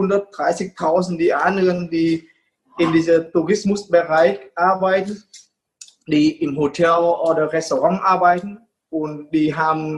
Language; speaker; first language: German; non-native, fluent; Vietnamese